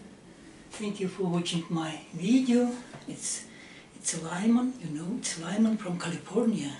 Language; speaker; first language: English; non-native, learner; Russian